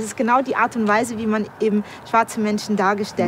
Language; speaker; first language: German; native; German